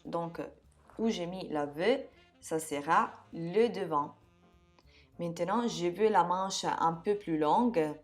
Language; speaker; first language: French; non-native, fluent; Italian